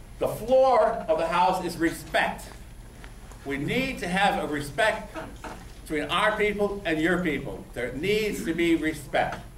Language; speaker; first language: English; native; English